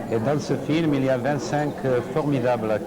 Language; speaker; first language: French; non-native, fluent; Serbian